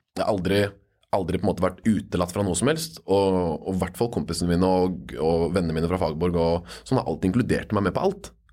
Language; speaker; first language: Norwegian; native; Norwegian